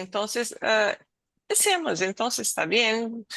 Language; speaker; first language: Spanish; non-native, learner; Portuguese